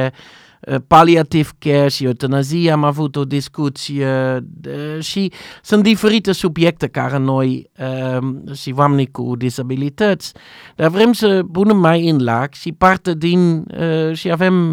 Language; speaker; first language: Romanian; non-native, learner; Dutch